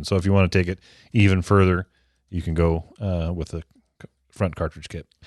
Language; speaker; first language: English; native; English